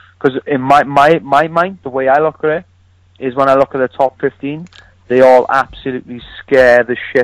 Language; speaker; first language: English; native; English